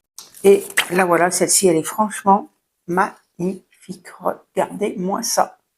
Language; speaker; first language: French; native; French